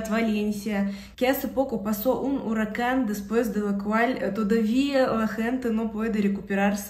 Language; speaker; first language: Spanish; non-native, fluent; Russian